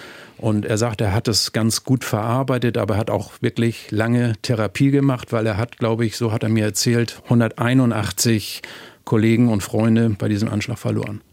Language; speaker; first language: German; native; German